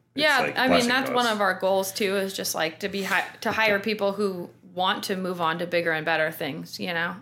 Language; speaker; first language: English; native; English